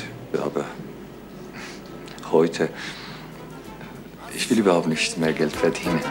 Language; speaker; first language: German; non-native, fluent; Persian